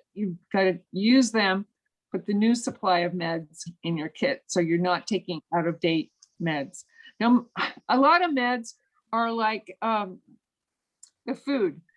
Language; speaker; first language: English; native; English